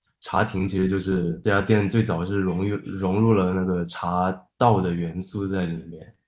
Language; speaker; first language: Chinese; non-native, fluent; Japanese